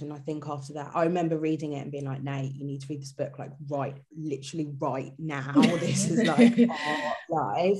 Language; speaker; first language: English; native; English